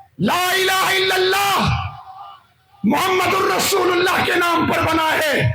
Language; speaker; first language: Urdu; non-native, local second language; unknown